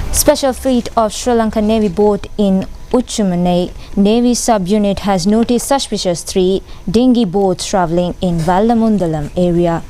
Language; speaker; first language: English; non-native, local second language; Sinhala